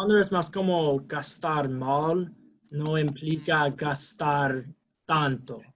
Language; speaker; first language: Spanish; non-native, learner; English